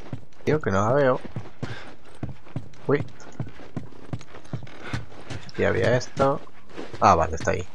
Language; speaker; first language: Spanish; native; Spanish